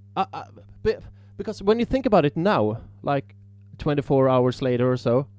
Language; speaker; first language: English; non-native, fluent; Swedish